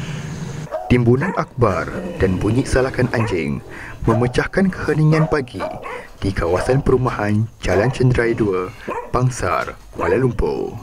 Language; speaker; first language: Malay; native; Malay